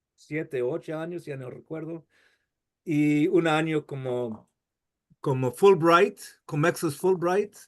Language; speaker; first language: Spanish; non-native, fluent; English